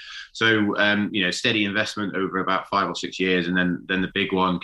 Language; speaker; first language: English; native; English